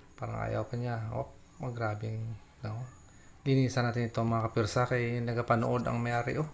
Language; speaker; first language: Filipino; non-native, local second language; Hiligaynon